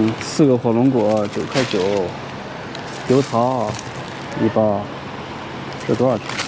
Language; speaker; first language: Chinese; native; Chinese